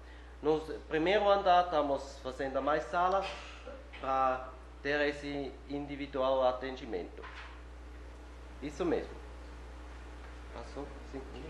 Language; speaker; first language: Portuguese; non-native, fluent; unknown